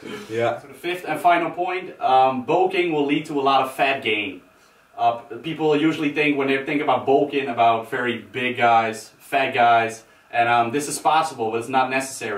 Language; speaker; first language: English; non-native, fluent; Dutch